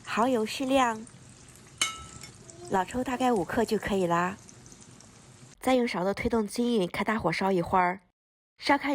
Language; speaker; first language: Chinese; native; Chinese